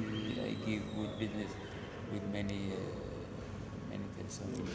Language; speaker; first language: English; non-native, learner; Arabic